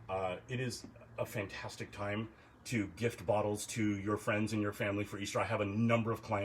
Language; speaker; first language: English; native; English